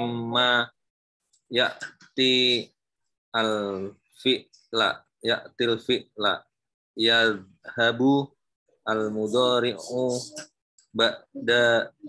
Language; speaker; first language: Arabic; non-native, learner; Indonesian